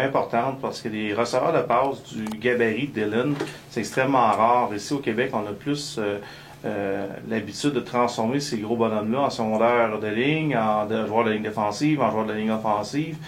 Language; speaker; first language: French; native; French